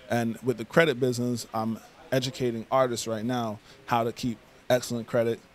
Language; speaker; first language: English; native; English